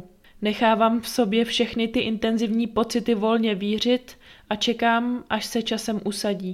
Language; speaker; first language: Czech; native; Czech